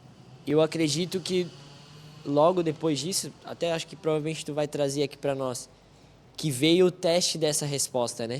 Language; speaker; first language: Portuguese; native; Portuguese